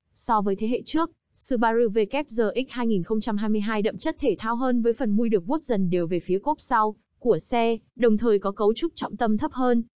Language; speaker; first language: Vietnamese; native; Vietnamese